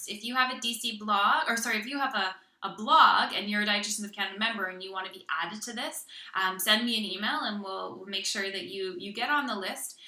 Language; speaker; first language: English; native; English